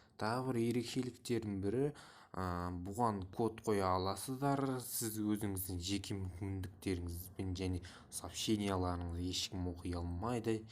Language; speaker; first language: Kazakh; non-native, local second language; Russian